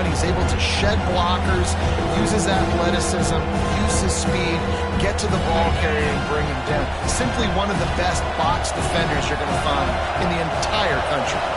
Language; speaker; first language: English; native; English